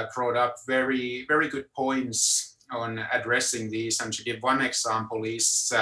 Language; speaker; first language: English; non-native, fluent; Finnish